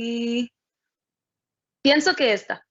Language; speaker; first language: Spanish; non-native, learner; French